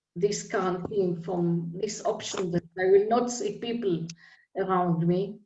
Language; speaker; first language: English; non-native, fluent; Hebrew